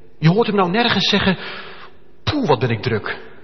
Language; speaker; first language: Dutch; native; Dutch